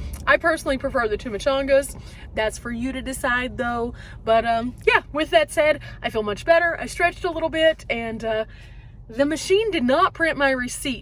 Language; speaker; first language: English; native; English